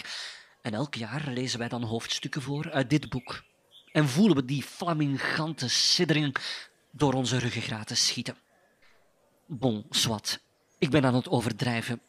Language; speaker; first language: Dutch; native; Dutch